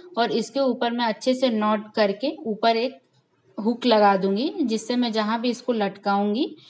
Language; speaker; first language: Hindi; native; Hindi